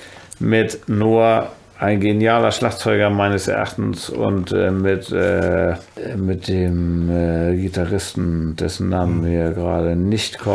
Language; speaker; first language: German; native; German